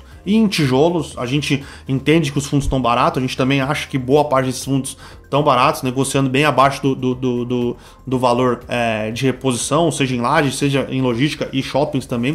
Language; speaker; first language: Portuguese; native; Portuguese